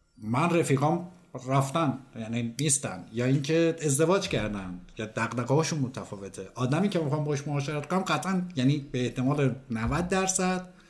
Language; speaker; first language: Persian; native; Persian